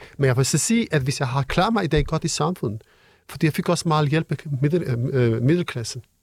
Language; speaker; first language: Danish; non-native, fluent; Kurdish